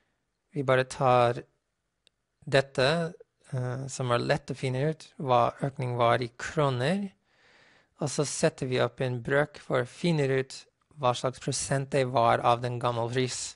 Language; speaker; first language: Norwegian; non-native, fluent; English